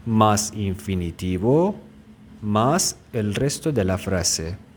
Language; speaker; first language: Spanish; non-native, fluent; Persian